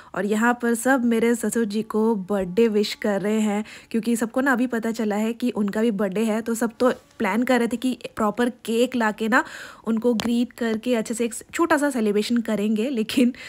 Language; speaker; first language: Hindi; non-native, local second language; Bangla